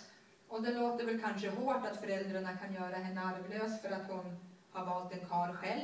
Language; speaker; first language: Swedish; native; Swedish